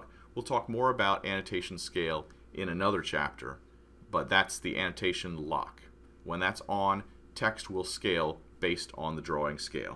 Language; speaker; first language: English; native; English